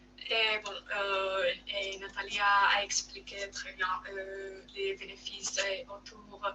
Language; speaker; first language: French; non-native, learner; Spanish